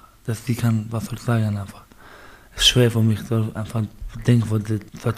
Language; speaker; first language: German; non-native, learner; Persian